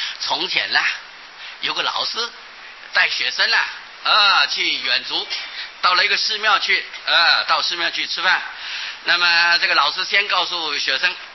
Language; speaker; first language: Chinese; non-native, local second language; Hakka Chinese